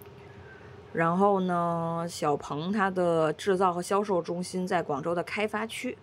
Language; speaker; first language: Chinese; native; Chinese